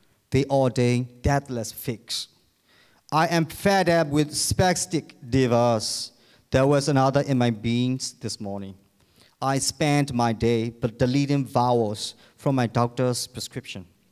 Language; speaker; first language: English; non-native, fluent; Burmese